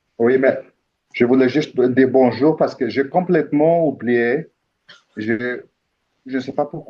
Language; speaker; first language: French; non-native, fluent; Greek